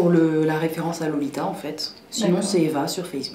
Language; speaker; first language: French; native; French